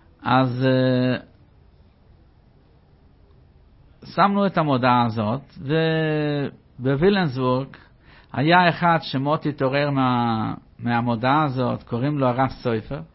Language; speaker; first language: Hebrew; non-native, fluent; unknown